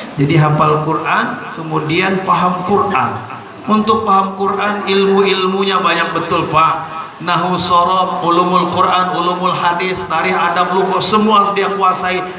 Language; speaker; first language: Indonesian; non-native, local second language; Malay